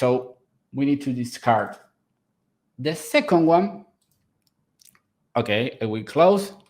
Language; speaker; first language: English; non-native, fluent; Spanish